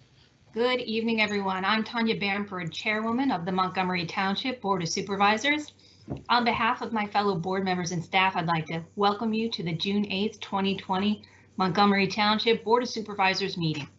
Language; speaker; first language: English; native; English